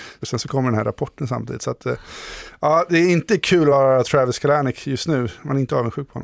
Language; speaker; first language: Swedish; native; Swedish